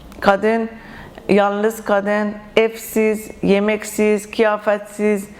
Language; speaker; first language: Turkish; non-native, learner; Persian